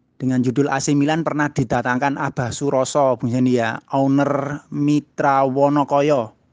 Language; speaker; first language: Indonesian; native; Indonesian